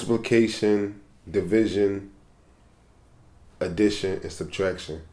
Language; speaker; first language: English; native; English